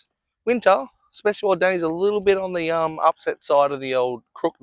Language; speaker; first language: English; native; English